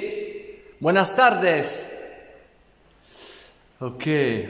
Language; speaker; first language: Spanish; non-native, fluent; Italian